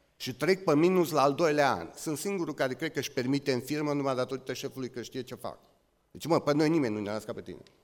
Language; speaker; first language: Romanian; native; Romanian